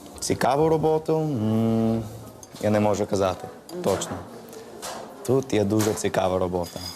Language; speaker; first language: Ukrainian; non-native, learner; English